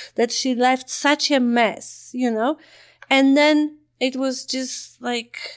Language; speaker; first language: English; non-native, fluent; Polish